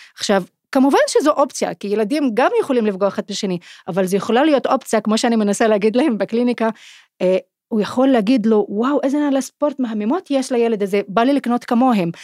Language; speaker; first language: Hebrew; non-native, local second language; Arabic